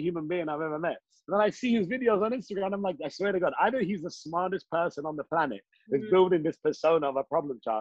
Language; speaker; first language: English; native; English